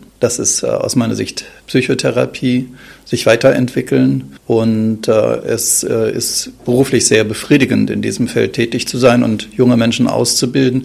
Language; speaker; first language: German; native; German